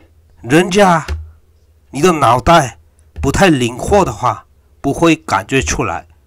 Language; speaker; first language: Chinese; non-native, fluent; Korean